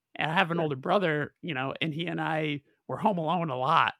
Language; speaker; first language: English; native; English